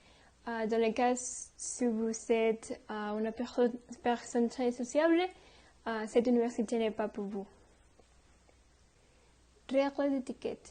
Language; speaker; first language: French; non-native, learner; Spanish